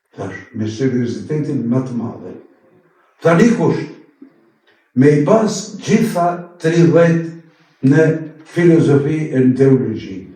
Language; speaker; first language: Albanian; native; Albanian